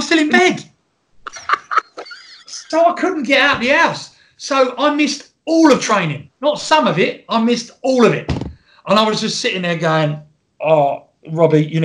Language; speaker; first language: English; native; English